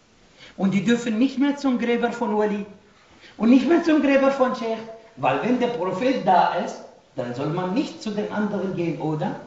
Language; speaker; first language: German; non-native, fluent; Arabic